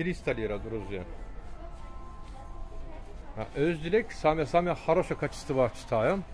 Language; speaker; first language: Russian; non-native, learner; Turkish